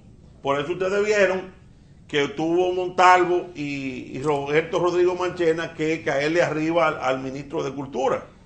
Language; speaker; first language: Spanish; native; Spanish